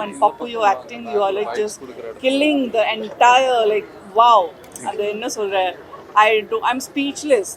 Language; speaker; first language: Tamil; non-native, fluent; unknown